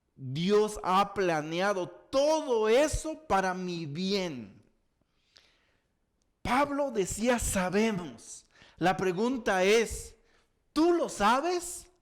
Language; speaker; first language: Spanish; native; Spanish